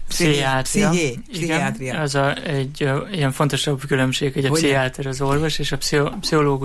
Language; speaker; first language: Hungarian; native; Hungarian